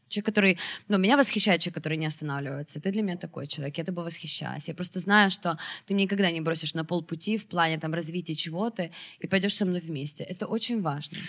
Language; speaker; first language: Russian; native; Russian